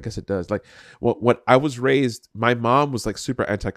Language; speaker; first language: English; native; English